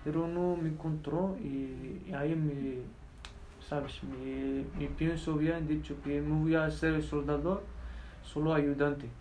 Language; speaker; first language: Spanish; non-native, learner; Berber languages